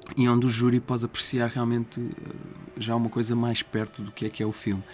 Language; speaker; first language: Portuguese; native; Portuguese